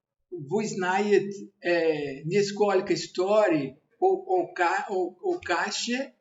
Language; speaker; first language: Russian; non-native, learner; Portuguese